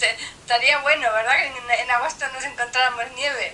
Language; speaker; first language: Spanish; native; Spanish